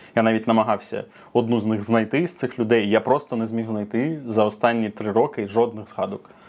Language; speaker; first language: Ukrainian; non-native, local second language; Russian